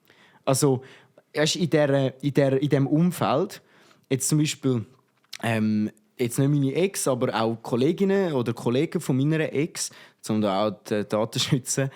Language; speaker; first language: German; native; German